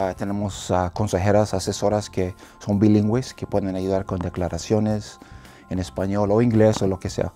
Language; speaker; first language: Spanish; non-native, fluent; English